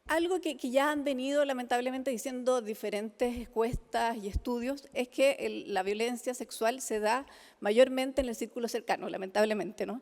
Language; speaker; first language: Spanish; native; Spanish